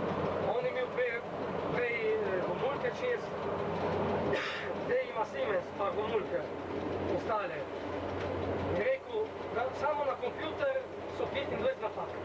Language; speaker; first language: Slovenian; non-native, learner; Italian